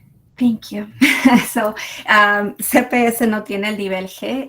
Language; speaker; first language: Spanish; early bilingual, heritage; Spanish